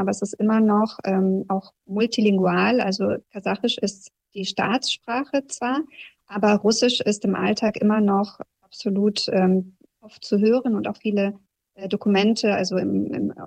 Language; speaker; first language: German; early bilingual, other home language; Russian